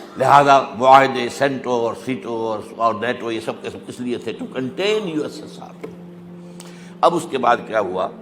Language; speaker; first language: Urdu; native; Urdu